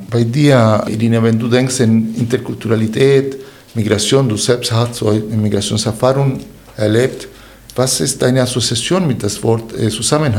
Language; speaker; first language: German; non-native, fluent; Spanish